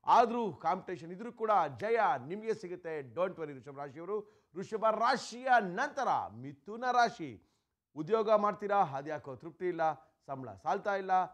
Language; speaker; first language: Kannada; native; Kannada